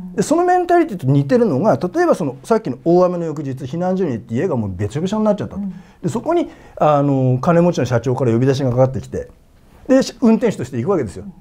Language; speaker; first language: Japanese; native; Japanese